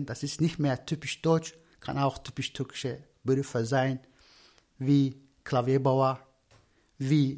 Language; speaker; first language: German; non-native, learner; Turkish